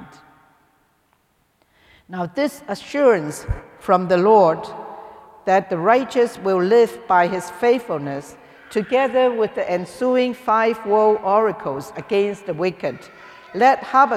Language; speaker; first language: English; non-native, local second language; Cantonese